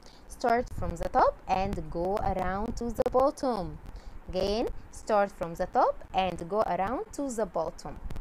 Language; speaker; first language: English; non-native, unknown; Arabic